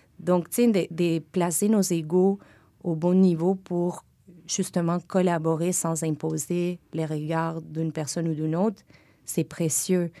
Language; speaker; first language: French; non-native, fluent; Spanish